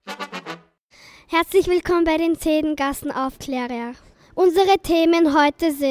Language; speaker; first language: German; native; German